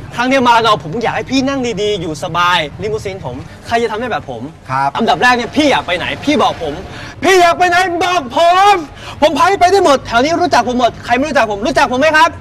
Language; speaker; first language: Thai; native; Thai